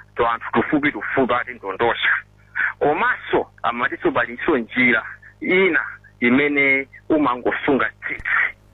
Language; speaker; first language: Nyanja; non-native, local second language; Tumbuka